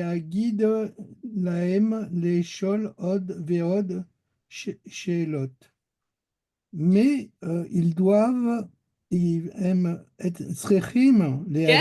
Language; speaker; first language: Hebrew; non-native, learner; French